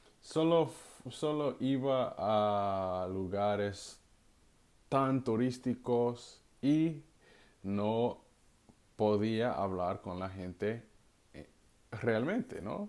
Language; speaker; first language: Spanish; non-native, learner; English